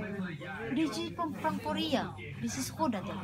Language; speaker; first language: Dutch; non-native, learner; Filipino